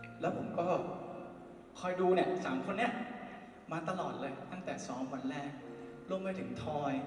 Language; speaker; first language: Thai; native; Thai